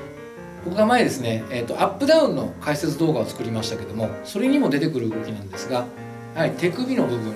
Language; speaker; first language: Japanese; native; Japanese